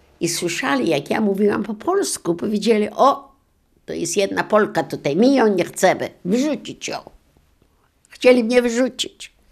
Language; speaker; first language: Polish; non-native, local second language; Yiddish